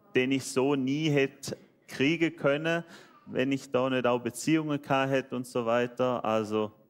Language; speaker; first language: German; native; German